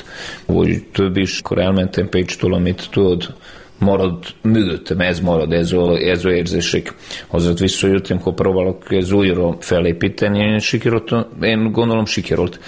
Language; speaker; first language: Hungarian; non-native, fluent; Serbian